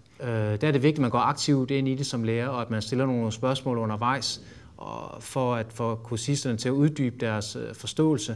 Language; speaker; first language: Danish; native; Danish